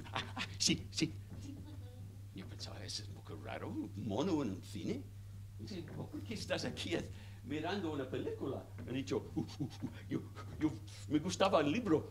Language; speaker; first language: Spanish; non-native, fluent; English